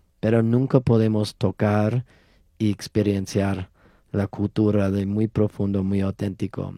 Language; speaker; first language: Spanish; non-native, learner; English